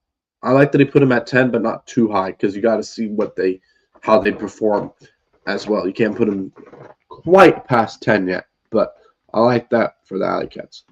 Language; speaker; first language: English; native; English